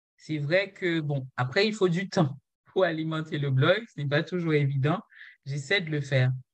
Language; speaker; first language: French; non-native, local second language; Haitian Creole